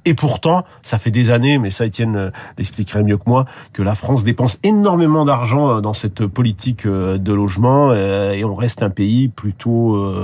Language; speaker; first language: French; native; French